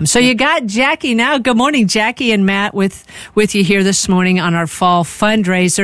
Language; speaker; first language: English; native; English